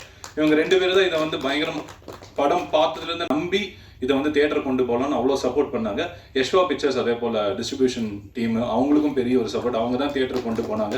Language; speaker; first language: Tamil; native; Tamil